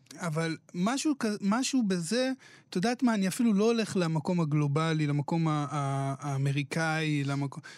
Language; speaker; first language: Hebrew; native; Hebrew